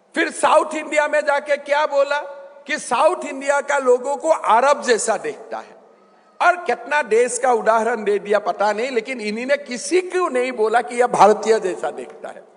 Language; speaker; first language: Hindi; non-native, local second language; Assamese